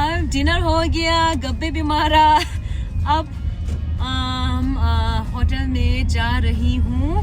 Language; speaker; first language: Hindi; non-native, local second language; Tibetan